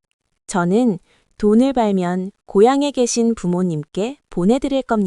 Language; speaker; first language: Korean; non-native, learner; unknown